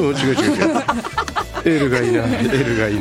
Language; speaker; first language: Japanese; native; Japanese